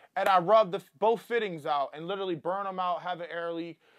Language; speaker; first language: English; native; English